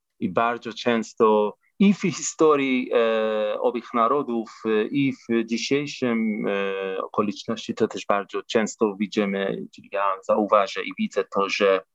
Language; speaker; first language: Polish; non-native, fluent; Persian